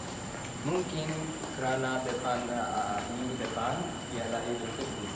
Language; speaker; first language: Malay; non-native, learner; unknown